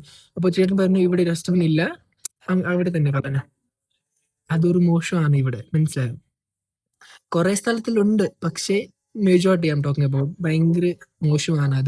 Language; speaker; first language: Malayalam; non-native, fluent; Kashmiri